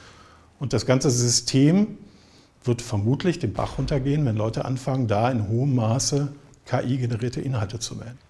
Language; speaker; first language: German; native; German